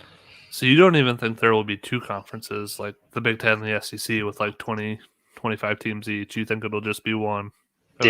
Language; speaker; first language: English; native; English